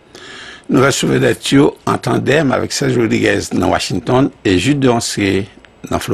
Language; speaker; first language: French; early bilingual, heritage; Haitian Creole